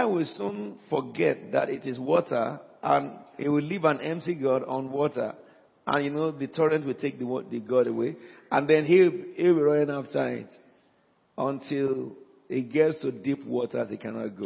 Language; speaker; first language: English; non-native, local second language; Yoruba